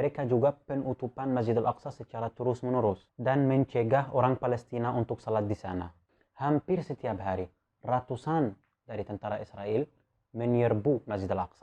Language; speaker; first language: Indonesian; non-native, fluent; Arabic